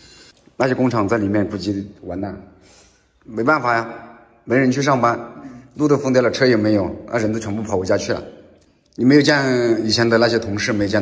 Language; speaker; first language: Chinese; native; Chinese